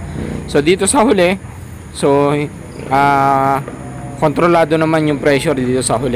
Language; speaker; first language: Filipino; native; Filipino